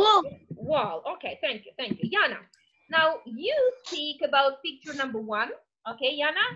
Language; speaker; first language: English; non-native, fluent; Russian